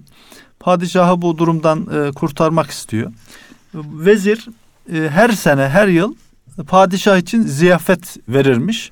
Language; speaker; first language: Turkish; native; Turkish